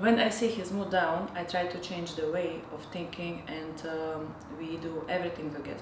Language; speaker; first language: English; non-native, fluent; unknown